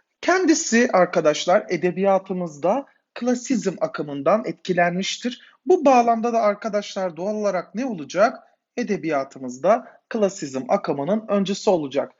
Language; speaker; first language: Turkish; native; Turkish